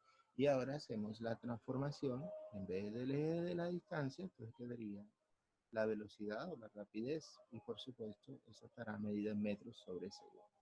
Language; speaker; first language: Spanish; native; Spanish